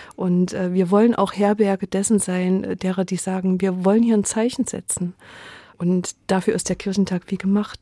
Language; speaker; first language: German; native; German